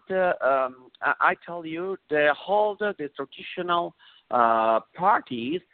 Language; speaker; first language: English; non-native, fluent; Italian